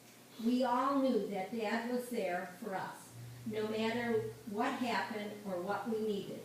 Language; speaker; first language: English; native; English